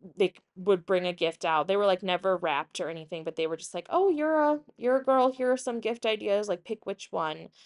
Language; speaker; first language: English; native; English